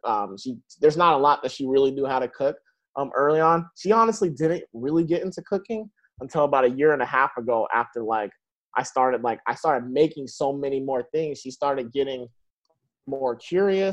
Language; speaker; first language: English; native; English